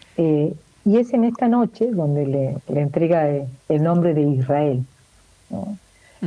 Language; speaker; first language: Spanish; native; Spanish